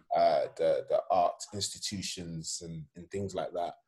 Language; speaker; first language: English; non-native, fluent; Swedish